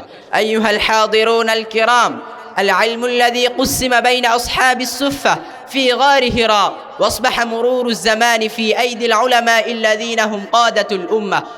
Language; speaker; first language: Arabic; non-native, learner; Bangla